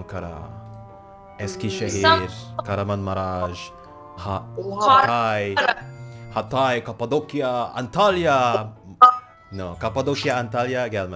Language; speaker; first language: Turkish; non-native, learner; Indonesian